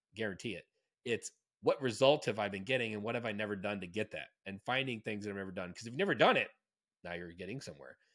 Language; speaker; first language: English; native; English